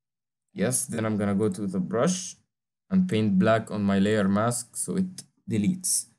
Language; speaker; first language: English; non-native, fluent; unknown